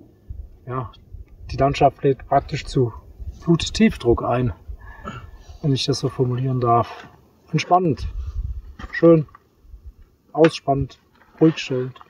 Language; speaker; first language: German; native; German